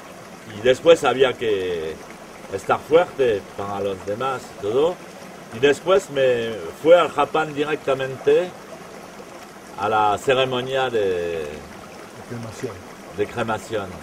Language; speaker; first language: Spanish; non-native, fluent; French